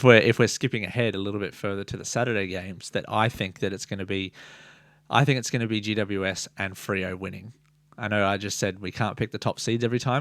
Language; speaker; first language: English; native; English